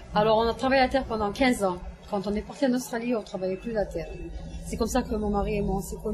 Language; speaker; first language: French; non-native, fluent; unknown